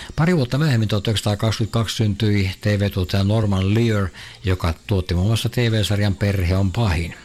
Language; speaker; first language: Finnish; native; Finnish